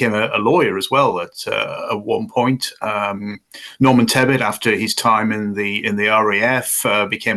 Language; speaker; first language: English; native; English